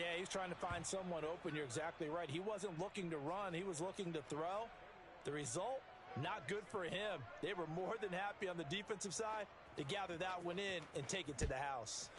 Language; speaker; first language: English; native; English